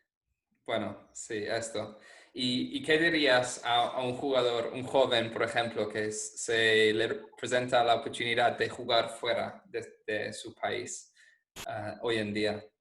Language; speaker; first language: Spanish; non-native, fluent; English